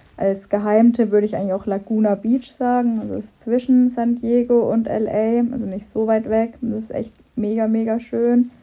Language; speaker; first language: German; native; German